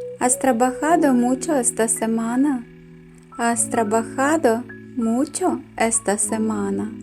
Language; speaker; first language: Spanish; non-native, fluent; Ukrainian